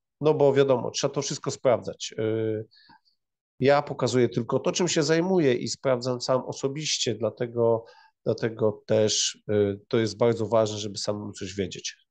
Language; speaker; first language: Polish; native; Polish